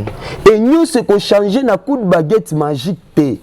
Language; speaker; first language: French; non-native, local second language; Lingala